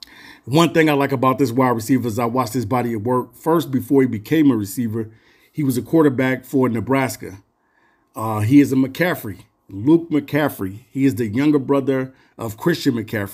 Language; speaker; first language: English; native; English